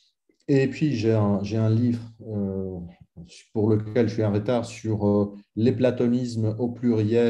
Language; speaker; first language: French; non-native, fluent; Italian